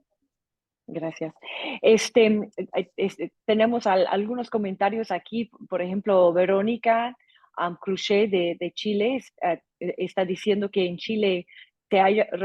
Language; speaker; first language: Spanish; non-native, fluent; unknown